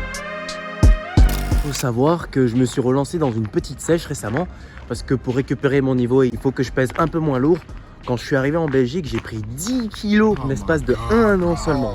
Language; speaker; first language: French; native; French